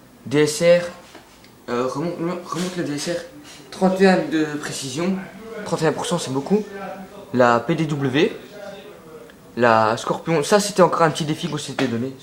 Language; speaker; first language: French; native; French